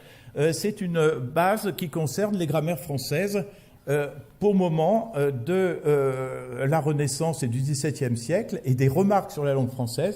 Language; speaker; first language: French; native; French